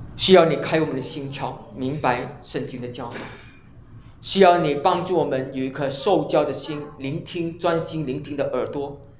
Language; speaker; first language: Chinese; native; Chinese